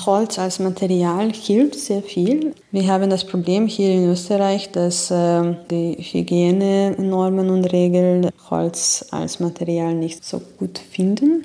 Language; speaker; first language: German; non-native, fluent; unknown